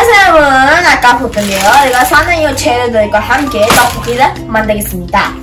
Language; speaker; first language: Korean; early bilingual, other home language; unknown